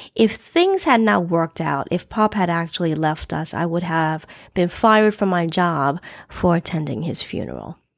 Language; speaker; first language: English; native; English